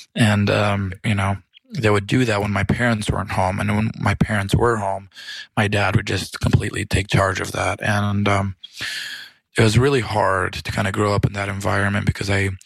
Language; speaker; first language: English; early bilingual, other home language; Romanian